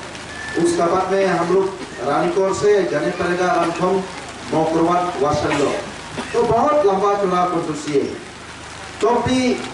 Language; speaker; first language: Hindi; non-native, local second language; Khasi